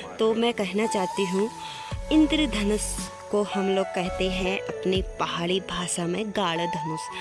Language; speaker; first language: Hindi; non-native, local second language; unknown